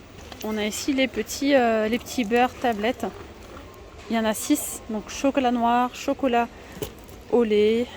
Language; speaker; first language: French; native; French